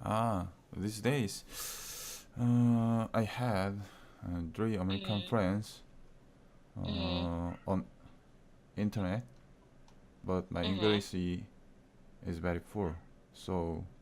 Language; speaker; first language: English; non-native, learner; Korean